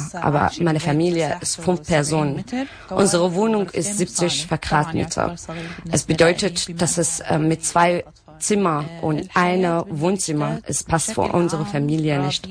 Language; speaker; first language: German; non-native, learner; Arabic